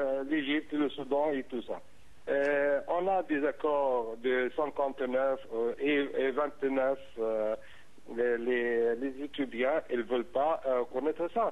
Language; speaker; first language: French; non-native, fluent; Arabic